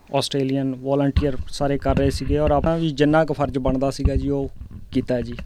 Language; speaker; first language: Punjabi; native; Punjabi